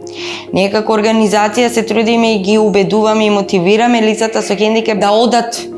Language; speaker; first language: Macedonian; native; Macedonian